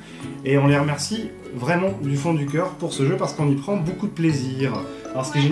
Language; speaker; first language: French; native; French